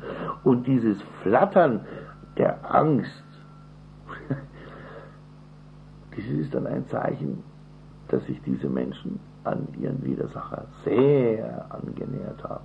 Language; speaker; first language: German; native; German